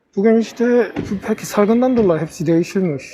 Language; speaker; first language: Turkish; non-native, learner; Korean